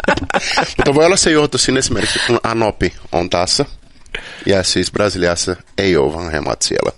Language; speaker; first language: Finnish; non-native, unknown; Portuguese